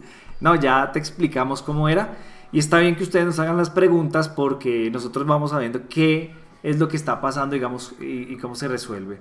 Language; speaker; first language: Spanish; native; Spanish